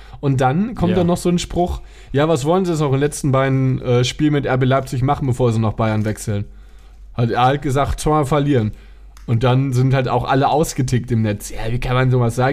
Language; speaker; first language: German; native; German